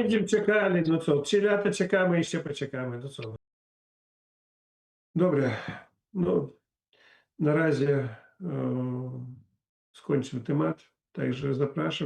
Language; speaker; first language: Polish; non-native, learner; Belarusian